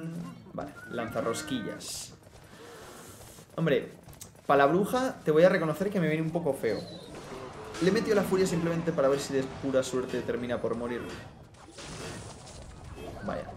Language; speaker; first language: Spanish; native; Spanish